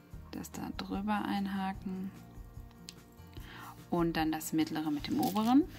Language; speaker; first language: German; native; German